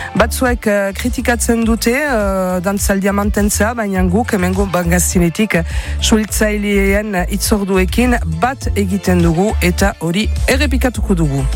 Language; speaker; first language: Basque; native; Basque